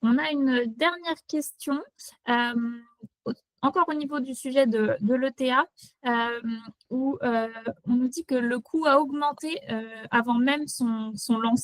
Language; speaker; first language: French; native; French